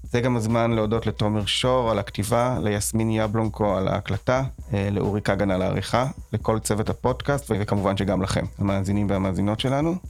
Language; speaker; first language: Hebrew; native; Hebrew